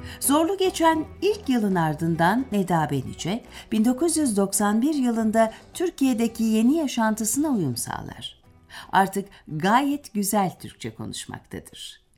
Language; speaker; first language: Turkish; native; Turkish